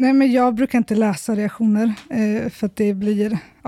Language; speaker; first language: Swedish; early bilingual, other home language; Persian